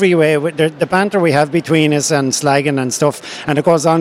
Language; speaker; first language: English; native; English